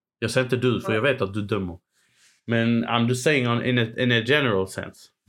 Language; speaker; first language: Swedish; early bilingual, other home language; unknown